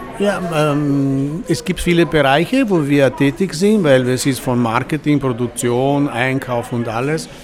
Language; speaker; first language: German; non-native, fluent; Italian